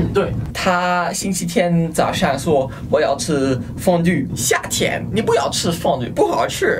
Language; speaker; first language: Chinese; non-native, fluent; German